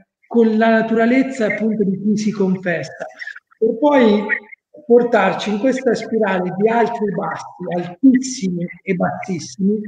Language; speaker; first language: Italian; native; Italian